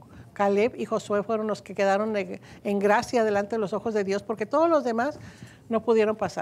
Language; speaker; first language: Spanish; native; Spanish